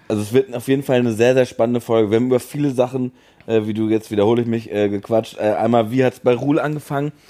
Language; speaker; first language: German; native; German